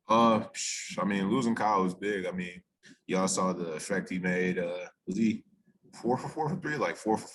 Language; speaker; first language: English; native; English